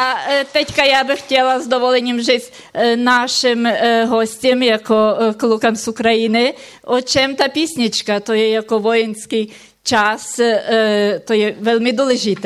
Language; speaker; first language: Czech; non-native, learner; Ukrainian